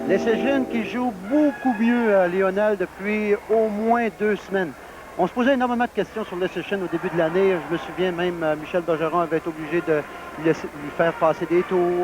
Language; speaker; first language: French; native; French